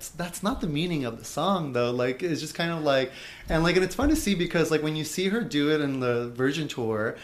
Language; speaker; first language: English; native; English